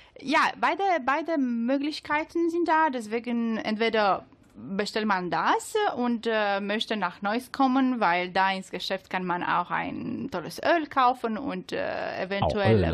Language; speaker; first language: German; non-native, learner; Italian